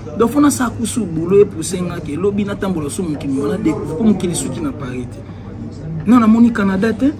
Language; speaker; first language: Lingala; native; Lingala